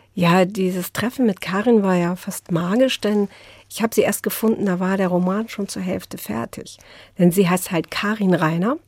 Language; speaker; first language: German; native; German